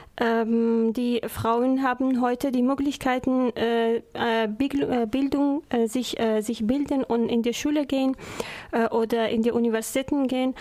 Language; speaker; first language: German; non-native, learner; Persian